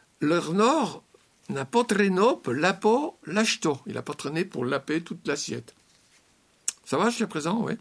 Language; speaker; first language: French; native; French